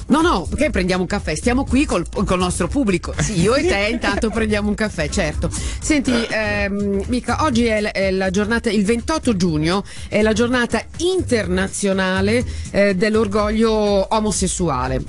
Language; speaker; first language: Italian; native; Italian